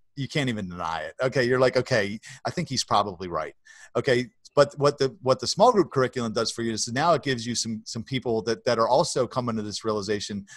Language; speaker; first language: English; native; English